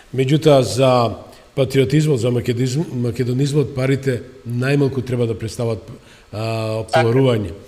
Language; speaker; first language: Macedonian; native; Macedonian